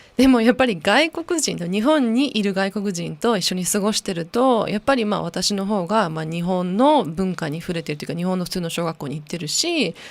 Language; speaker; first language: Japanese; non-native, local second language; English